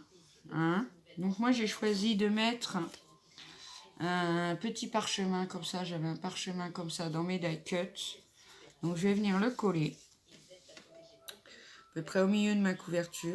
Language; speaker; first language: French; native; French